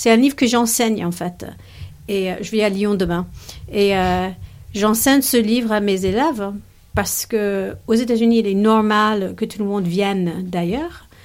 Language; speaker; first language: French; non-native, fluent; English